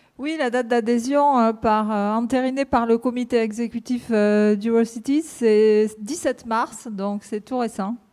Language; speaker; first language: French; native; French